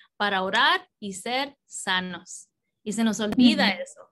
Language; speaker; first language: Spanish; early bilingual, heritage; Spanish